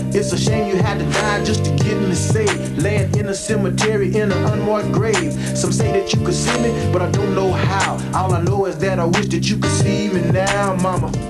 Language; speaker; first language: English; native; English